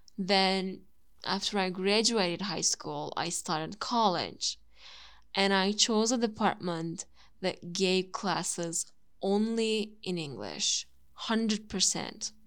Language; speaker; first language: English; non-native, fluent; Turkish